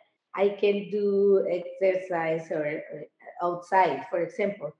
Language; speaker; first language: English; non-native, learner; Spanish